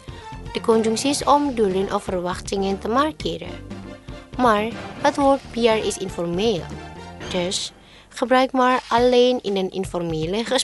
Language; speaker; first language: Dutch; non-native, local second language; Indonesian